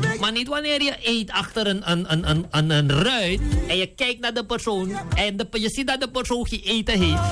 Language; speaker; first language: Dutch; native; Dutch